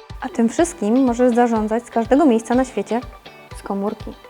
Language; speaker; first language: Polish; native; Polish